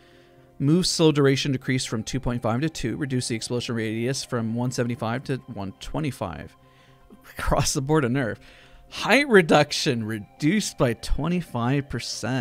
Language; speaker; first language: English; native; English